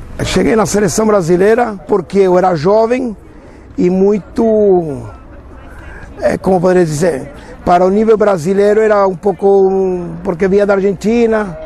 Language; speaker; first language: Portuguese; non-native, fluent; Spanish